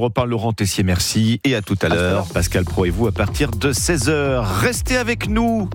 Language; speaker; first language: French; non-native, fluent; Spanish